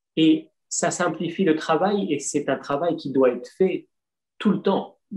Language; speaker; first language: French; native; French